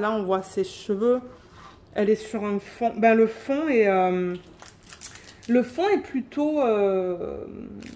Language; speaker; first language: French; native; French